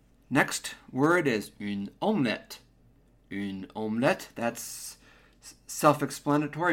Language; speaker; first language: English; native; English